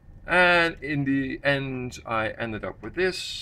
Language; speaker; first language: English; non-native, fluent; Dutch